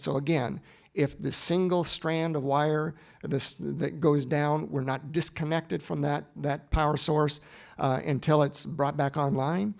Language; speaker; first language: English; native; English